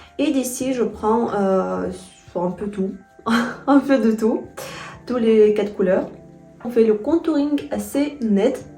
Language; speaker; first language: French; non-native, fluent; Russian